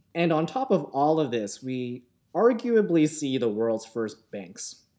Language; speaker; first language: English; native; English